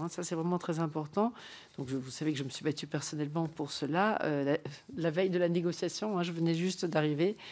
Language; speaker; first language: French; native; French